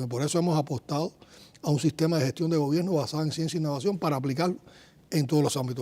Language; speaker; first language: Spanish; native; Spanish